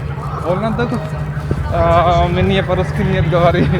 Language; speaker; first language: Russian; non-native, learner; Hindi